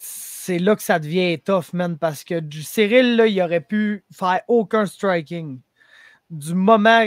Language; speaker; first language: French; native; French